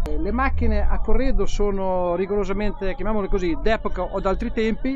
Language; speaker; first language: Italian; native; Italian